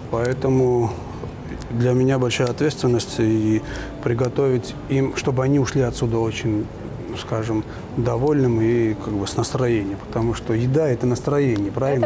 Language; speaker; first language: Russian; non-native, fluent; Armenian